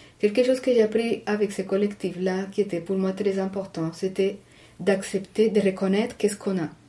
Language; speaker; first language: French; non-native, fluent; Spanish